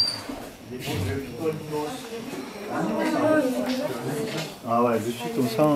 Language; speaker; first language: French; native; French